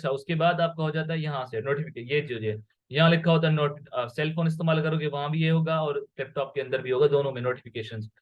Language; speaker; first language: Urdu; non-native, local second language; Sindhi